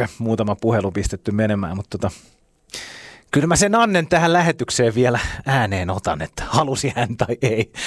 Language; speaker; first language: Finnish; native; Finnish